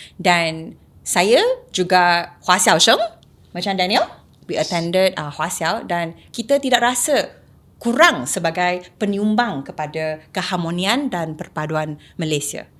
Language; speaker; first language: Malay; non-native, local second language; Chinese